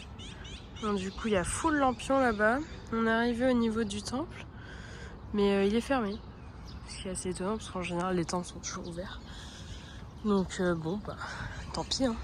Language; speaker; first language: French; native; French